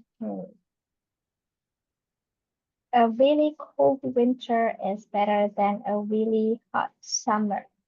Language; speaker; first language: English; non-native, fluent; Indonesian